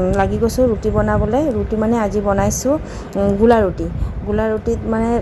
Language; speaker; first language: Assamese; native; Assamese